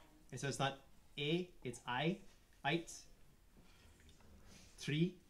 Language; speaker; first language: English; native; English